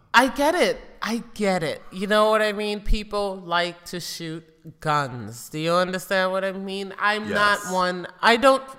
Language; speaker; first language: English; native; English